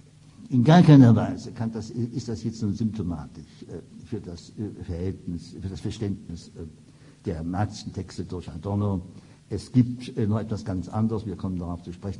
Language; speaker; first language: German; native; German